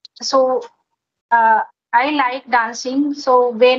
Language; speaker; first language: English; non-native, learner; Hindi